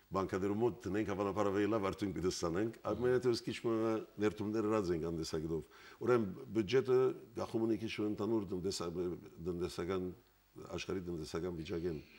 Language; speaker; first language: Armenian; early bilingual, heritage; Armenian